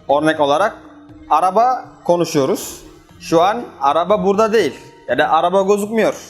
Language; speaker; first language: Turkish; non-native, fluent; Indonesian